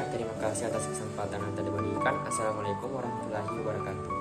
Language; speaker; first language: Indonesian; native; Indonesian